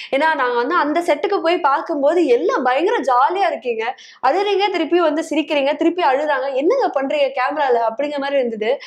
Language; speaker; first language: Tamil; native; Tamil